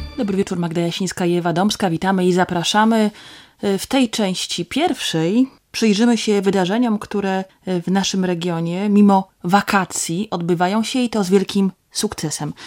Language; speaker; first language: Polish; native; Polish